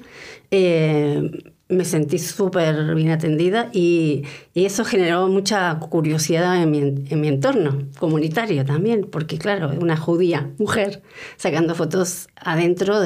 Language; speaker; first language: Spanish; native; Spanish